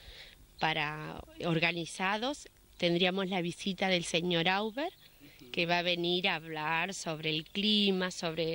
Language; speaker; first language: Spanish; native; Spanish